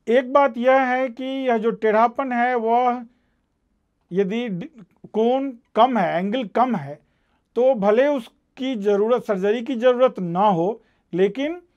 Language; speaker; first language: Hindi; native; Hindi